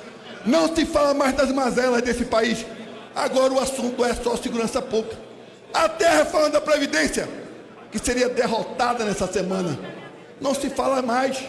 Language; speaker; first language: Portuguese; native; Portuguese